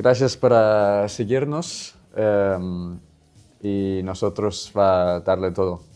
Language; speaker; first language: Spanish; non-native, learner; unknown